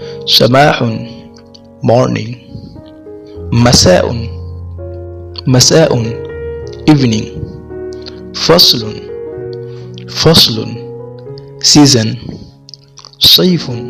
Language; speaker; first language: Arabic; non-native, fluent; Urdu